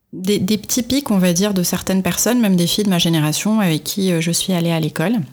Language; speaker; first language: French; non-native, local second language; Arabic